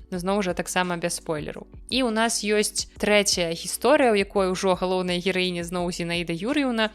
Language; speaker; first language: Belarusian; non-native, local second language; Russian